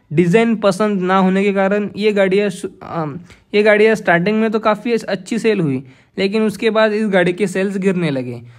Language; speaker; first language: Hindi; non-native, local second language; Marathi